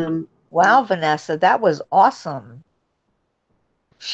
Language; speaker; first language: English; native; English